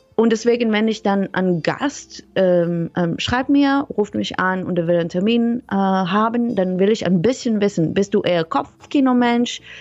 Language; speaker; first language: German; non-native, fluent; Hebrew